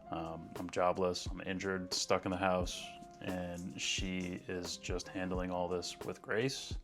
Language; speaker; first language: English; native; English